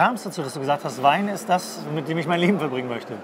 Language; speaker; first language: German; native; German